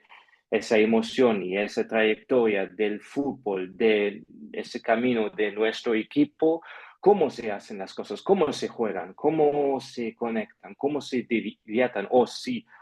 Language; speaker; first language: Spanish; non-native, fluent; German